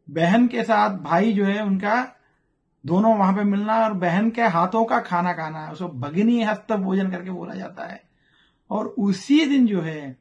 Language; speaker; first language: Hindi; non-native, local second language; Telugu